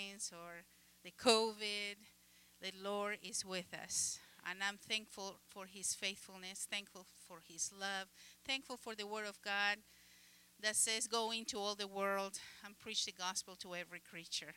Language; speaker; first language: English; non-native, fluent; Spanish